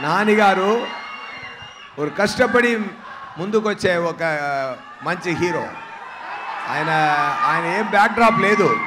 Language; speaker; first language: Telugu; non-native, learner; Tamil